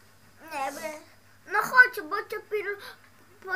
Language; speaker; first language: Polish; early bilingual, heritage; Dutch